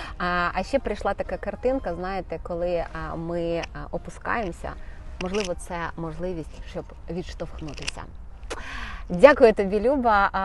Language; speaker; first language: Ukrainian; non-native, local second language; Russian